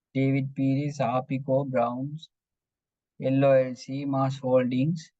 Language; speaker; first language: English; non-native, local second language; Sinhala